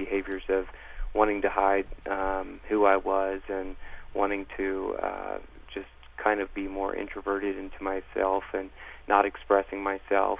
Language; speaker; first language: English; native; English